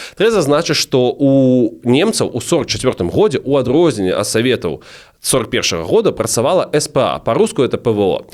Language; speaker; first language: Belarusian; non-native, local second language; Russian